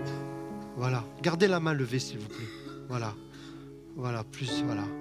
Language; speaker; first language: French; native; French